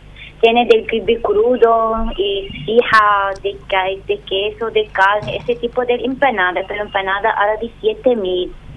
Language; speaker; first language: Spanish; non-native, learner; Arabic